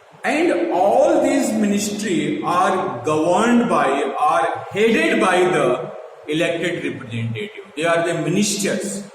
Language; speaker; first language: English; non-native, local second language; Hindi